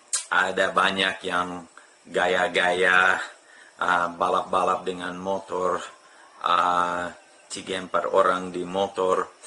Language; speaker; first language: Indonesian; non-native, fluent; English